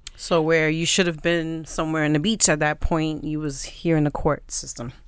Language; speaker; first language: English; native; English